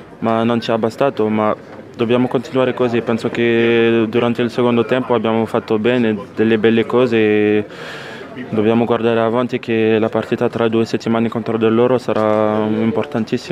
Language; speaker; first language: Italian; non-native, local second language; French